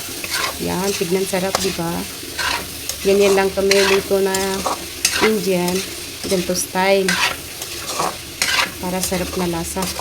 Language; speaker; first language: Filipino; non-native, learner; Punjabi